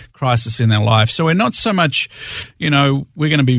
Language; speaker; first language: English; native; English